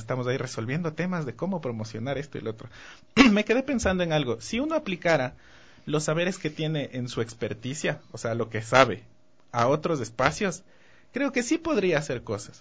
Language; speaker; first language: Spanish; native; Spanish